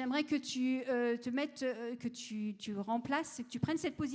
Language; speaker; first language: French; native; French